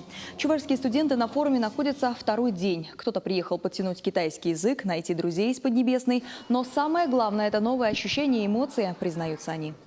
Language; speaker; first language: Russian; native; Russian